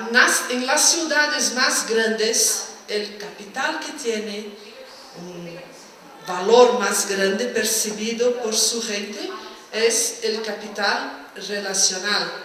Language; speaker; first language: Spanish; non-native, fluent; Portuguese